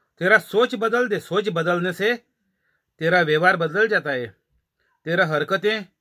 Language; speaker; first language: Hindi; non-native, local second language; Marathi